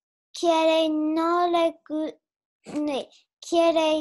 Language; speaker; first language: Spanish; non-native, learner; English